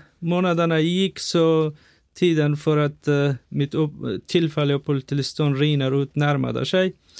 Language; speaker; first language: Swedish; non-native, fluent; Persian